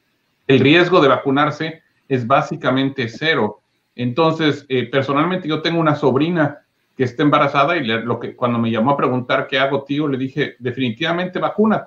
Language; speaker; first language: Spanish; native; Spanish